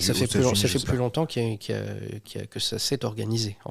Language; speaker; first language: French; native; French